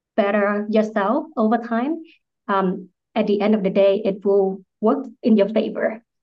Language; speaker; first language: English; non-native, fluent; Vietnamese